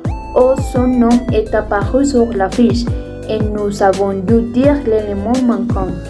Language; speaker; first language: French; non-native, fluent; Spanish